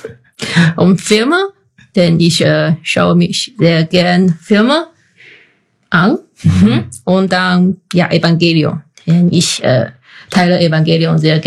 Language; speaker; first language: German; non-native, fluent; Chinese